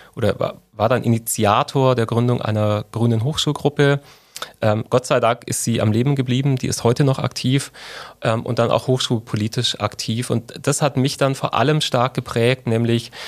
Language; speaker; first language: German; native; German